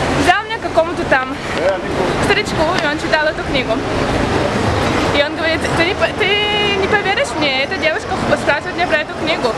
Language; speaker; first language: Russian; early bilingual, heritage; Russian